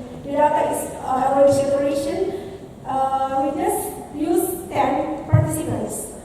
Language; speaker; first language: English; non-native, learner; Indonesian